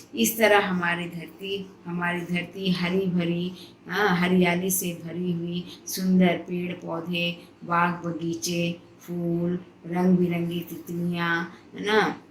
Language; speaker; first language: Hindi; non-native, local second language; Telugu